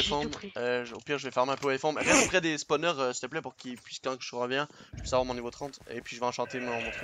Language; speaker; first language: French; native; French